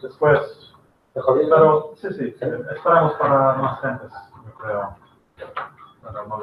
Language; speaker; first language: Spanish; non-native, learner; English